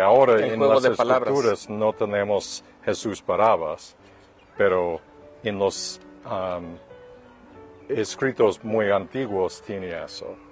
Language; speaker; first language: Spanish; non-native, fluent; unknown